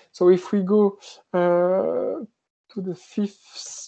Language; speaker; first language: English; non-native, fluent; French